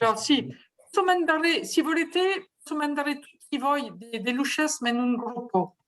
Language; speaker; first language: Italian; non-native, fluent; French